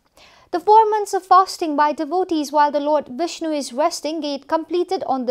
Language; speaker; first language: English; non-native, local second language; Nepali